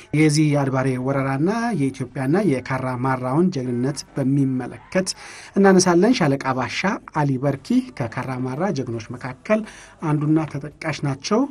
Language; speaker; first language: Amharic; native; Amharic